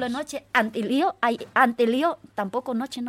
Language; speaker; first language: Spanish; non-native, learner; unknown